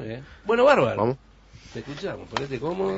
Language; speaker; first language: Spanish; native; Spanish